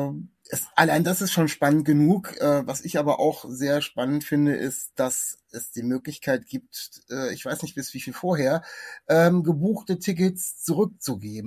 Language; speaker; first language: German; native; German